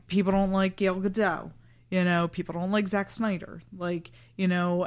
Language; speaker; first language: English; native; English